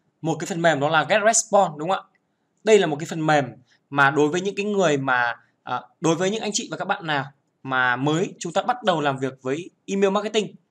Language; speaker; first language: Vietnamese; native; Vietnamese